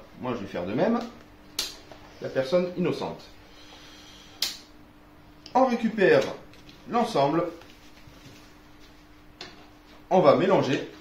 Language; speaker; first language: French; native; French